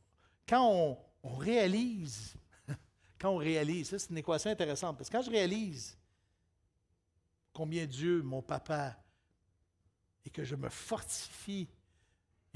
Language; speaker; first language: French; native; French